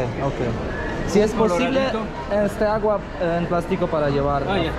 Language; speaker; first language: Spanish; non-native, learner; Polish